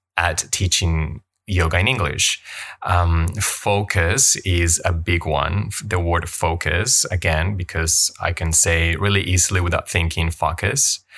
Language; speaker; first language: English; non-native, fluent; Spanish